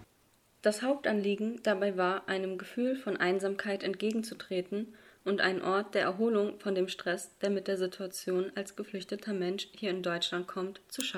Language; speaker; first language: German; native; German